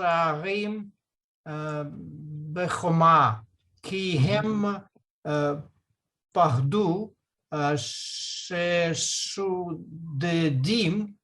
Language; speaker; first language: Hebrew; non-native, learner; Russian